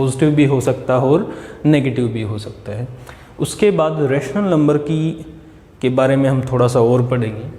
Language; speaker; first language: Hindi; native; Hindi